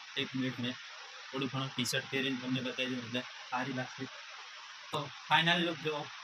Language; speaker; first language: Gujarati; non-native, local second language; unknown